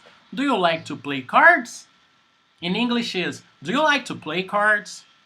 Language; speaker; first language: English; non-native, fluent; Portuguese